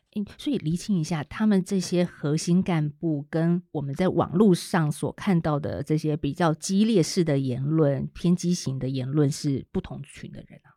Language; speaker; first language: Chinese; native; Chinese